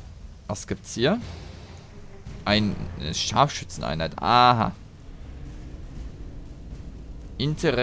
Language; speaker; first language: German; native; German